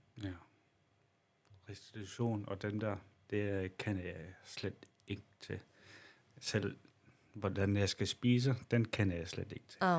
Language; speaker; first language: Danish; non-native, local second language; Kalaallisut